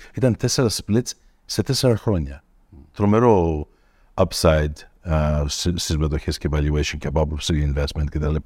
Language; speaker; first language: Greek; early bilingual, heritage; Greek